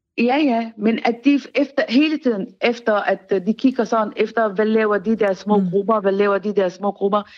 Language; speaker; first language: Danish; non-native, fluent; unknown